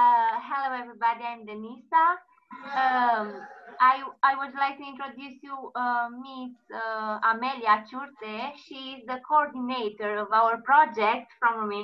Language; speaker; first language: English; non-native, fluent; Romanian